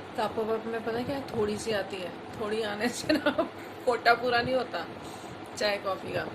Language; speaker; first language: Hindi; non-native, local second language; Punjabi